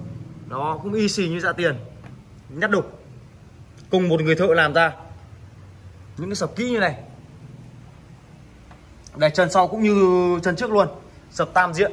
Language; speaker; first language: Vietnamese; native; Vietnamese